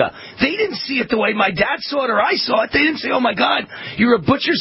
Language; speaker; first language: English; native; English